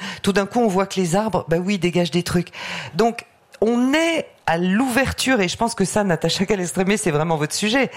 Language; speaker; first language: French; native; French